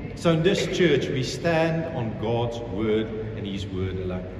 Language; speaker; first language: English; non-native, local second language; Afrikaans